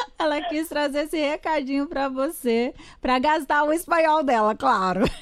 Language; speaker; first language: Portuguese; native; Portuguese